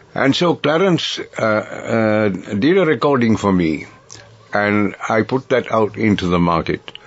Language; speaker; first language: English; non-native, local second language; Sinhala